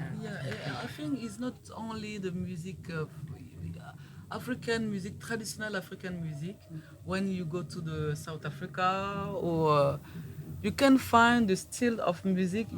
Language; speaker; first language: English; non-native, learner; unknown